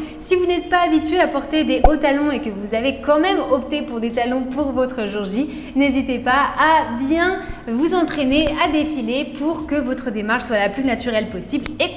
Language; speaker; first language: French; native; French